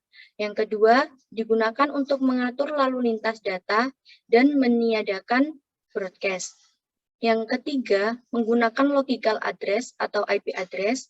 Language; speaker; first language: Indonesian; native; Indonesian